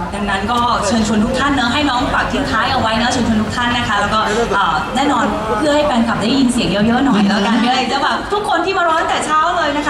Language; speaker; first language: Thai; native; Thai